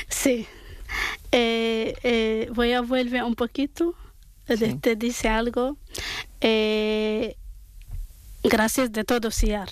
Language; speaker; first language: Spanish; non-native, learner; Arabic